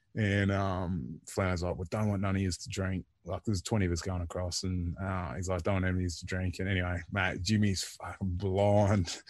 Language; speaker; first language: English; native; English